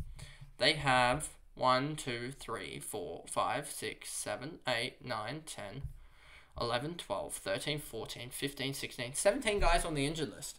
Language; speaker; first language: English; native; English